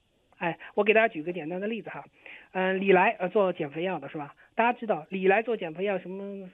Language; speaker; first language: Chinese; native; Chinese